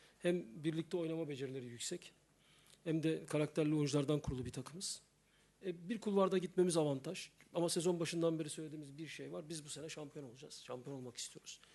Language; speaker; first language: Turkish; native; Turkish